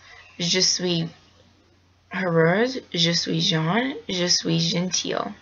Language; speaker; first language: French; non-native, learner; English